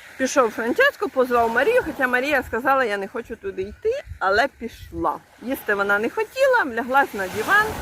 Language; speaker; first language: Ukrainian; native; Ukrainian